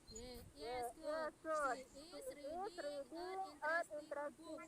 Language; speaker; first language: English; non-native, learner; Indonesian